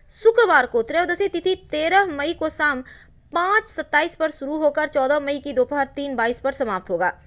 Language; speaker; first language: Hindi; native; Hindi